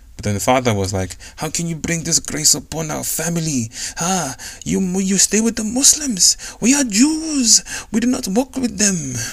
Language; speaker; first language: English; non-native, local second language; Yoruba